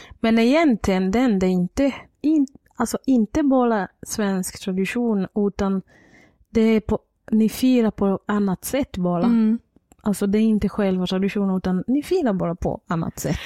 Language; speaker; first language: Swedish; non-native, fluent; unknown